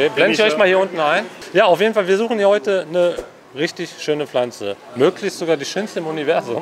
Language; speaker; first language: German; native; German